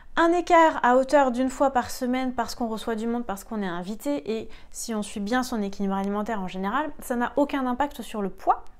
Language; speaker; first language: French; native; French